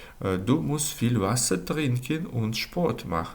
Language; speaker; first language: German; non-native, learner; Ukrainian